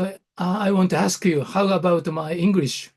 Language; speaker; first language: English; non-native, learner; Japanese